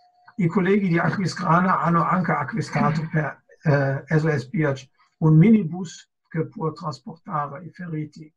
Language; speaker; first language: Italian; non-native, fluent; German